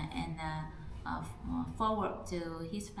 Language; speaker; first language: English; non-native, learner; Vietnamese